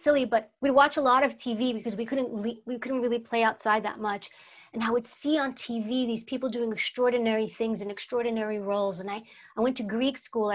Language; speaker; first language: English; early bilingual, other home language; Greek